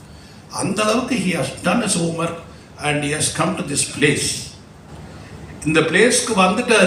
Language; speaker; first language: Tamil; native; Tamil